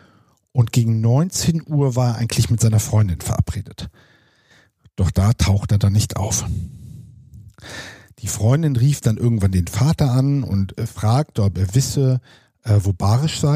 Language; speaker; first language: German; native; German